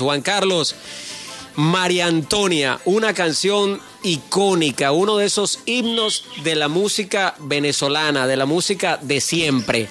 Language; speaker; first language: Spanish; native; Spanish